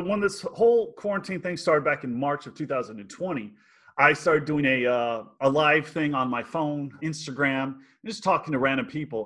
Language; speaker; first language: English; native; English